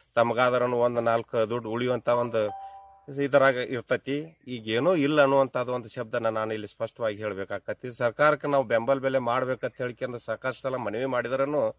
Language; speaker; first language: Kannada; native; Kannada